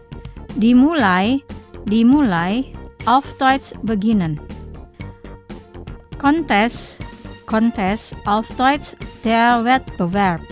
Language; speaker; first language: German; non-native, fluent; Indonesian